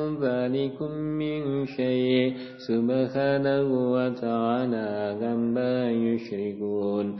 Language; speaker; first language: Arabic; non-native, learner; Indonesian